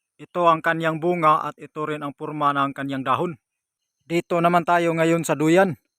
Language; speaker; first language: Filipino; non-native, local second language; Cebuano